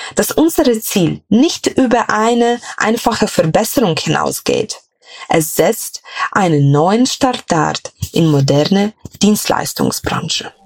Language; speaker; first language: German; non-native, fluent; Ukrainian